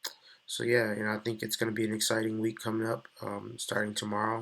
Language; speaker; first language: English; native; English